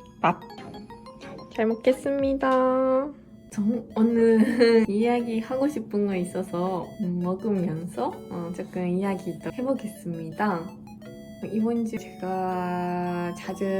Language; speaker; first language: Korean; non-native, fluent; Japanese